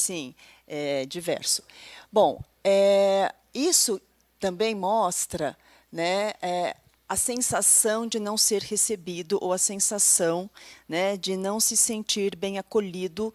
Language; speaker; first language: Portuguese; native; Portuguese